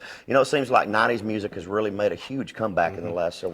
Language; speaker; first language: English; native; English